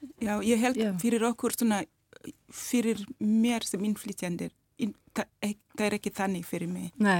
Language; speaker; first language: Icelandic; non-native, learner; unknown